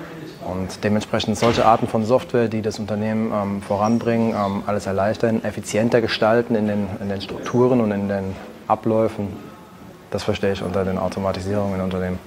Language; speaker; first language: German; native; German